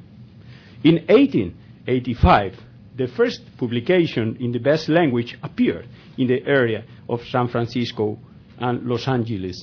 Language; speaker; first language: English; non-native, fluent; Spanish